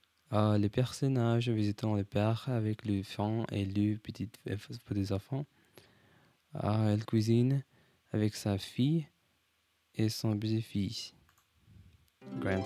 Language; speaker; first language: French; non-native, learner; English